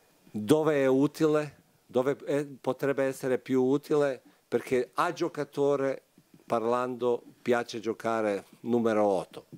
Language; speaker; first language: Italian; non-native, fluent; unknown